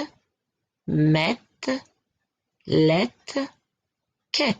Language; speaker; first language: French; native; French